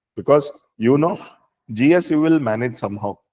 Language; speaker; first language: English; non-native, local second language; Kannada